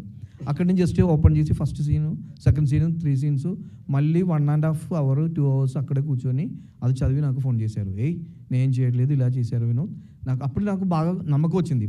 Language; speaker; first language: Telugu; non-native, local second language; Malayalam